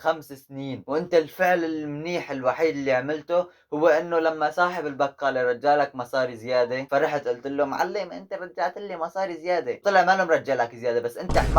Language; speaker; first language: Arabic; native; Arabic